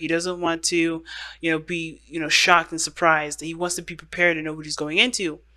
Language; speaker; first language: English; native; English